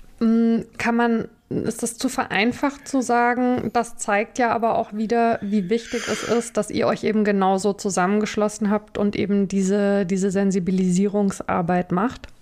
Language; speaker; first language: German; native; German